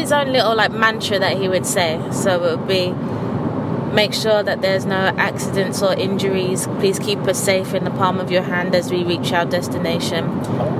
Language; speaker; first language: English; native; English